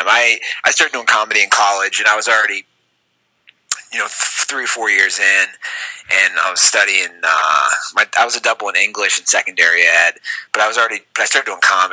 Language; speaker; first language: English; native; English